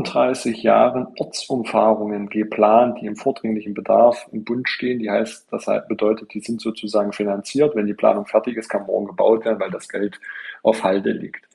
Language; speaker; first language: German; native; German